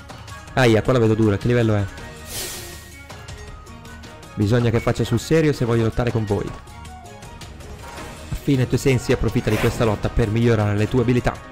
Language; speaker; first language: Italian; native; Italian